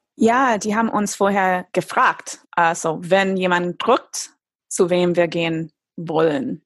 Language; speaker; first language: German; non-native, fluent; English